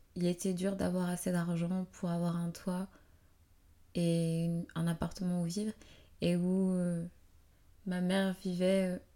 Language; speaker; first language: French; native; French